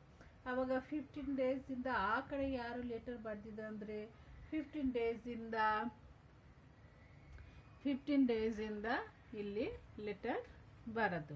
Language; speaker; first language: Kannada; non-native, fluent; Hindi